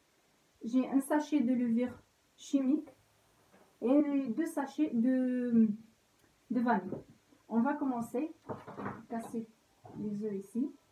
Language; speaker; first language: French; non-native, local second language; Arabic